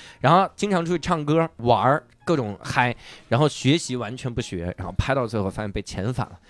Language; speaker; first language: Chinese; native; Chinese